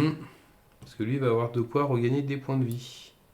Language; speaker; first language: French; native; French